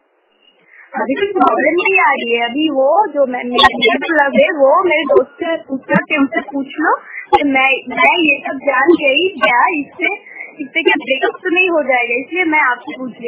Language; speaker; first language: Hindi; non-native, local second language; Bangla